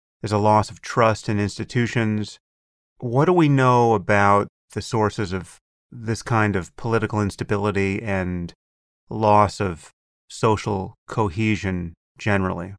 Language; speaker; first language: English; native; English